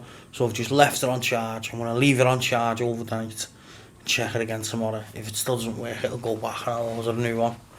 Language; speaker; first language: English; native; English